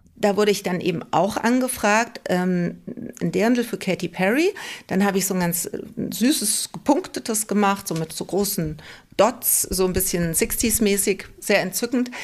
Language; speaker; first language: German; native; German